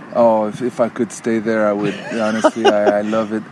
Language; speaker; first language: English; native; English